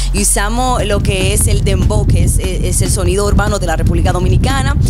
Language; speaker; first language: Spanish; early bilingual, heritage; Spanish